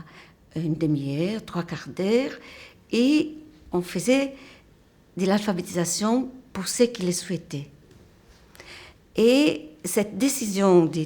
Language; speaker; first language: French; non-native, fluent; Portuguese